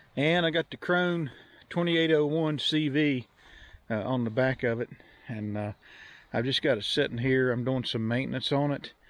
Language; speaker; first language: English; native; English